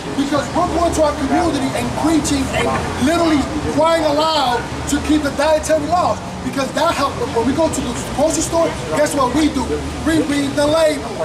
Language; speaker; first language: English; native; English